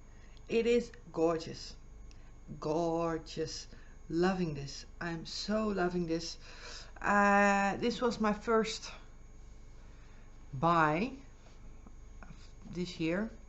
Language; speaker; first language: English; non-native, fluent; Dutch